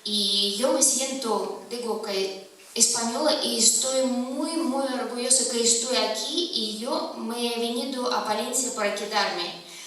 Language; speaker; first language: Spanish; non-native, fluent; Russian